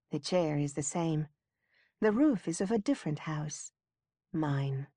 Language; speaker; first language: English; early bilingual, other home language; Spanish